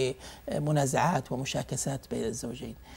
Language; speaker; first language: Arabic; native; Arabic